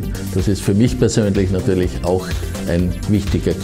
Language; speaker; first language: German; native; German